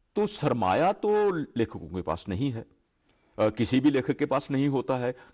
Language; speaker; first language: Hindi; non-native, local second language; Dogri